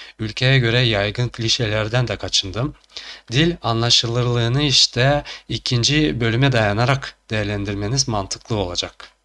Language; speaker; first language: Turkish; non-native, fluent; Chuvash